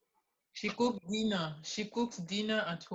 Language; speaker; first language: English; non-native, learner; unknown